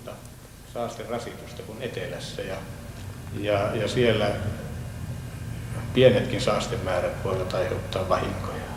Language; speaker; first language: Finnish; native; Finnish